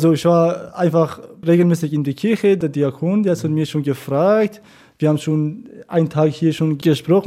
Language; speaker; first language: German; non-native, learner; Kurdish